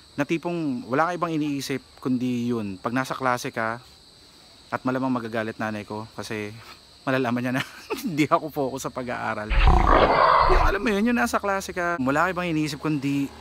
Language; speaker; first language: Filipino; native; Filipino